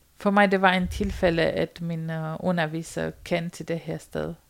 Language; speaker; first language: Danish; non-native, fluent; Romanian